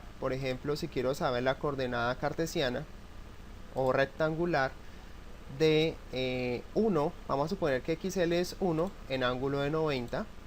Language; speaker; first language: Spanish; native; Spanish